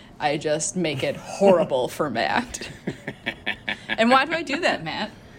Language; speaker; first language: English; native; English